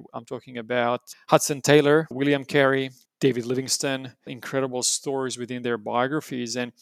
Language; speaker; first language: English; non-native, fluent; Romanian